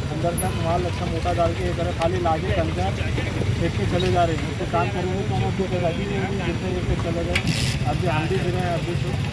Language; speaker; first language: Hindi; non-native, local second language; Urdu